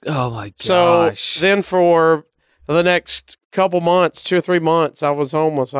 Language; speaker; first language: English; native; English